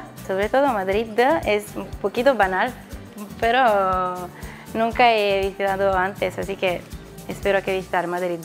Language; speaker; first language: Spanish; non-native, learner; Italian